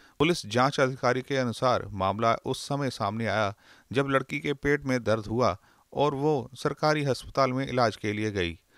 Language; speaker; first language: Hindi; non-native, local second language; Punjabi